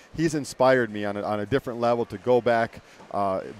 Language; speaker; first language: English; native; English